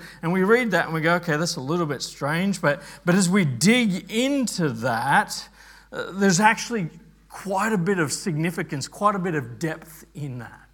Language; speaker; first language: English; native; English